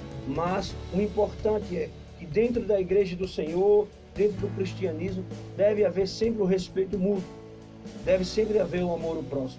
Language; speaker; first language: Portuguese; native; Portuguese